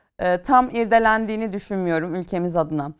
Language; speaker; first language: Turkish; native; Turkish